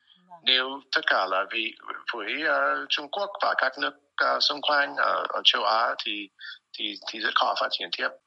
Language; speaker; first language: Vietnamese; non-native, fluent; English